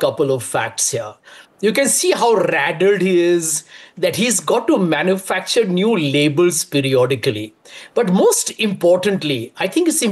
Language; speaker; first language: English; non-native, local second language; Hindi